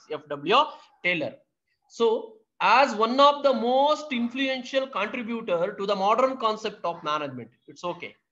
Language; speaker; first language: English; non-native, local second language; Kannada